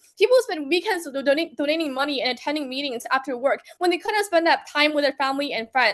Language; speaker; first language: English; non-native, fluent; Chinese